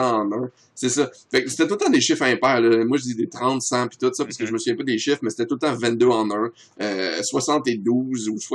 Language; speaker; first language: French; native; French